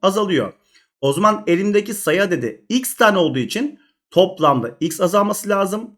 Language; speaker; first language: Turkish; native; Turkish